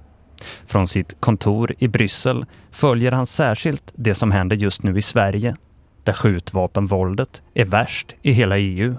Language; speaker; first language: Swedish; native; Swedish